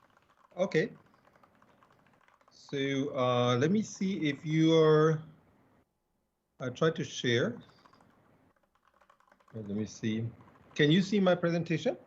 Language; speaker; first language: English; non-native, fluent; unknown